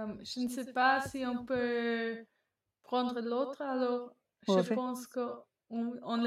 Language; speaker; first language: French; non-native, learner; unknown